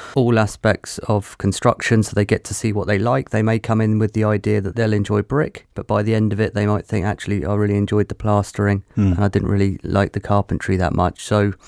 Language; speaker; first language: English; native; English